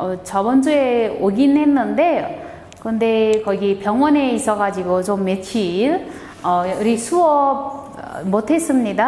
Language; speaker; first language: Korean; non-native, learner; Nepali